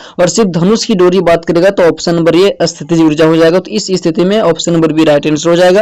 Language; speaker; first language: Hindi; native; Hindi